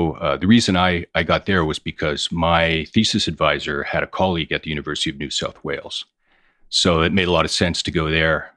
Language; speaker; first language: English; native; English